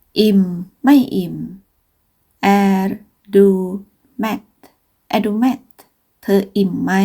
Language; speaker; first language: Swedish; non-native, fluent; Thai